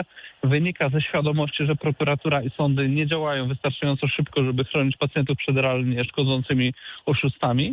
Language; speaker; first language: Polish; native; Polish